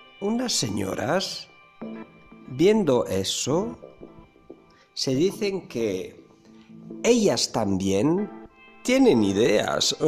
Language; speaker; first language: Spanish; non-native, learner; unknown